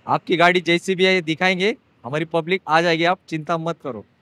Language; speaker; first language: Hindi; non-native, local second language; Marathi